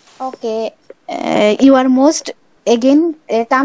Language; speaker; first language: English; non-native, learner; Bangla